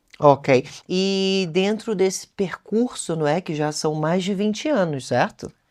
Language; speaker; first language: Portuguese; native; Portuguese